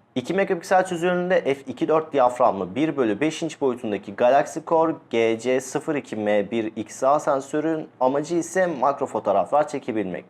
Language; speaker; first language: Turkish; native; Turkish